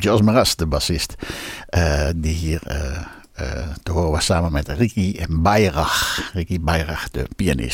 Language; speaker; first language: Dutch; native; Dutch